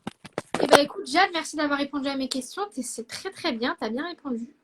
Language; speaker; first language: French; native; French